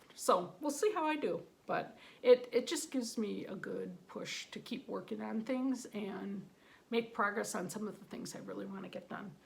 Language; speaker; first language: English; native; English